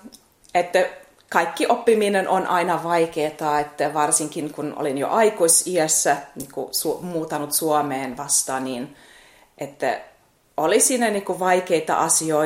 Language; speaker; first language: Finnish; non-native, fluent; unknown